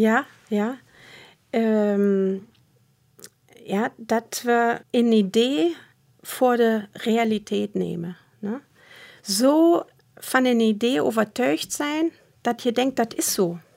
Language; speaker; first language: Dutch; non-native, fluent; German